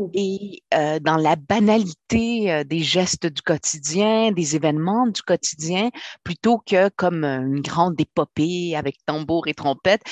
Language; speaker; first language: French; early bilingual, other home language; Spanish